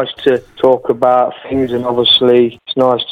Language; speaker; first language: English; native; English